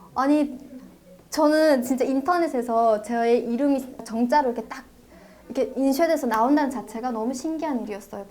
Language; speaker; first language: Korean; native; Korean